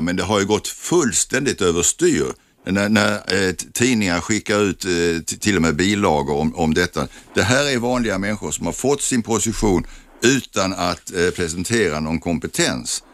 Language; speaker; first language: Swedish; native; Swedish